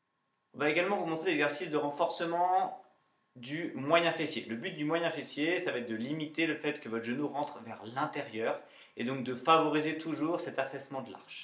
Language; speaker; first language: French; native; French